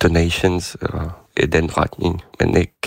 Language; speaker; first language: Danish; non-native, fluent; Ukrainian